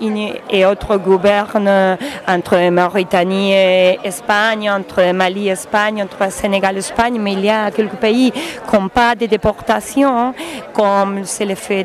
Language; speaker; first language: French; non-native, learner; Spanish